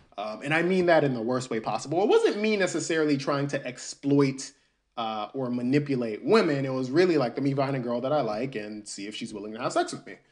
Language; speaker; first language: English; early bilingual, other home language; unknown